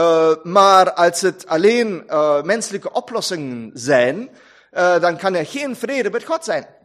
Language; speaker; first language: Dutch; non-native, fluent; German